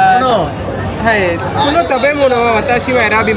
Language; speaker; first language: Japanese; non-native, learner; Telugu